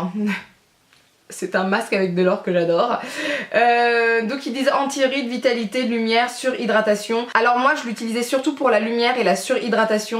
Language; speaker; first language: French; native; French